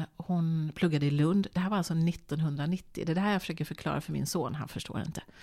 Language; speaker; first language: Swedish; native; Swedish